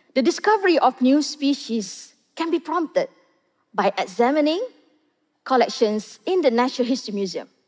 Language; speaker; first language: English; non-native, local second language; Malay